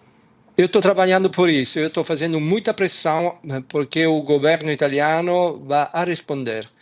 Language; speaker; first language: Portuguese; non-native, fluent; Italian